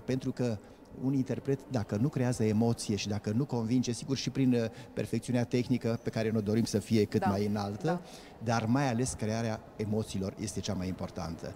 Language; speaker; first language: Romanian; native; Romanian